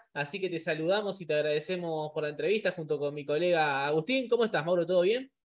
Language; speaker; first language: Spanish; native; Spanish